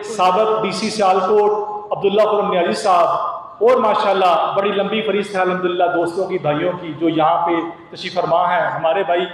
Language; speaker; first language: Urdu; native; Urdu